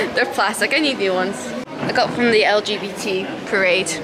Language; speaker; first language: English; native; English